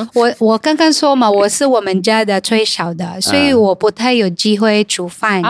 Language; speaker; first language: Chinese; non-native, fluent; Cebuano